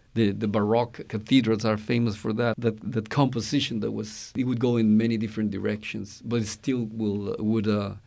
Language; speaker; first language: English; non-native, fluent; Spanish